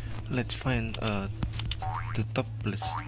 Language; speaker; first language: English; non-native, learner; Indonesian